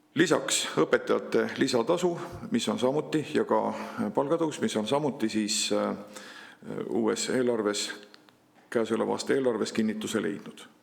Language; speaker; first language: Estonian; native; Estonian